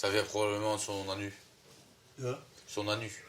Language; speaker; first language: French; native; French